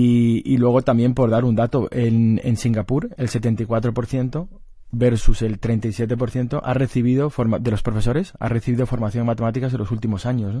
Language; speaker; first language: Spanish; native; Spanish